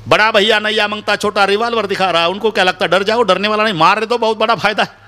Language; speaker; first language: Hindi; non-native, local second language; Marathi